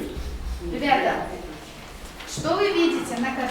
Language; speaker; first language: Russian; non-native, local second language; Kyrgyz